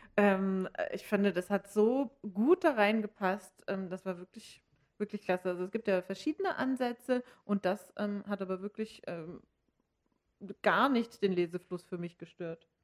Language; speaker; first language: German; native; German